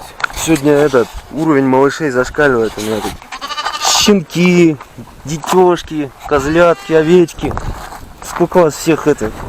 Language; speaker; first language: Russian; native; Russian